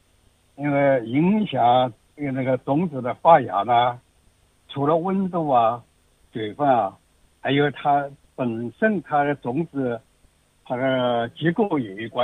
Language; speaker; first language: Chinese; native; Chinese